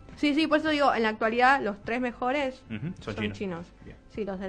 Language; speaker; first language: Spanish; native; Spanish